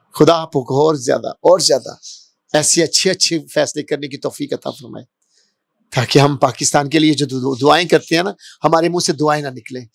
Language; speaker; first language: Urdu; non-native, local second language; Punjabi